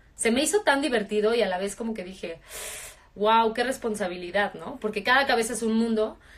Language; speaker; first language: Spanish; native; Spanish